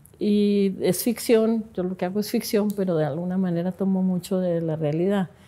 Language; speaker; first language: Spanish; native; Spanish